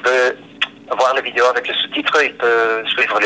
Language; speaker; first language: French; non-native, fluent; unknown